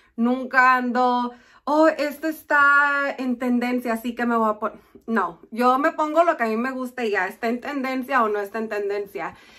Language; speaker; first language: Spanish; early bilingual, heritage; Spanish